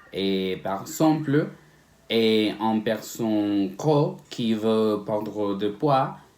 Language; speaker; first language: French; non-native, learner; Spanish